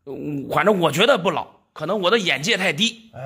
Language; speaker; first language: Chinese; native; Chinese